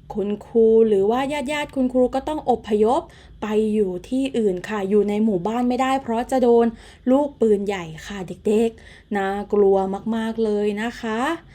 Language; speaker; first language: Thai; native; Thai